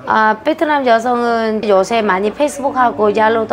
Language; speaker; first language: Korean; non-native, fluent; Vietnamese